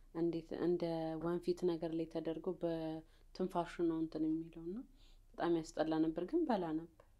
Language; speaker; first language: Amharic; native; Amharic